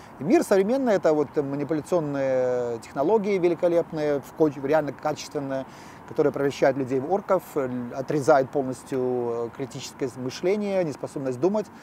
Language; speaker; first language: Russian; native; Russian